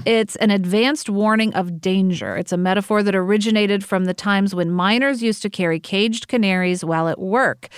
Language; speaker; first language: English; native; English